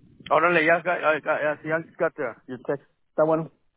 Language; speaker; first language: Spanish; native; Spanish